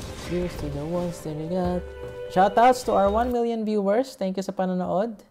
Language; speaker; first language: English; non-native, local second language; Filipino